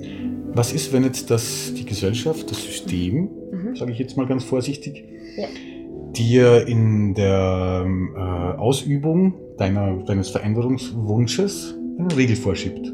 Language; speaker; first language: German; native; German